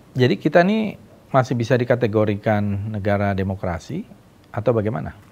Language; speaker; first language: Indonesian; native; Indonesian